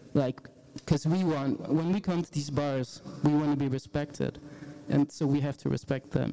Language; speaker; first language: English; non-native, fluent; Danish